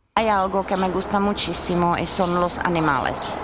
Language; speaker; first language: Spanish; non-native, learner; Czech